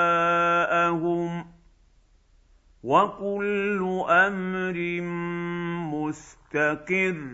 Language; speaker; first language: Arabic; native; Arabic